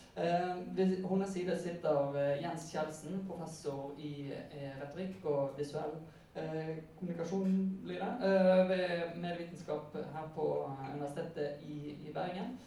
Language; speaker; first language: Norwegian; native; Norwegian